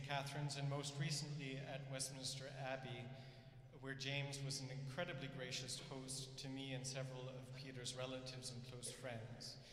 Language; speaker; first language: English; native; English